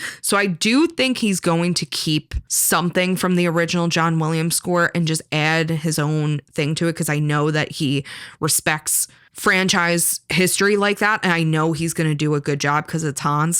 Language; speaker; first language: English; native; English